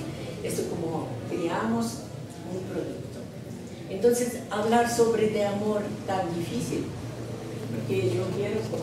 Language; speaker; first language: Spanish; non-native, learner; Russian